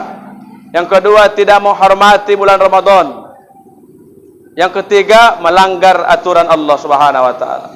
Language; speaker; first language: Indonesian; native; Indonesian